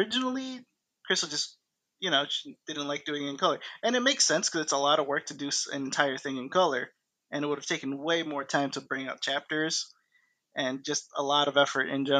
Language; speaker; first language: English; early bilingual, other home language; Spanish